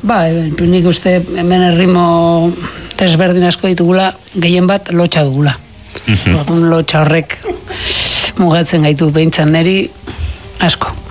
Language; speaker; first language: Basque; native; Basque